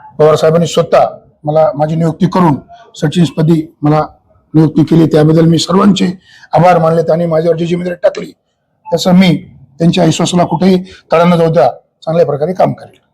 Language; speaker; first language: Marathi; native; Marathi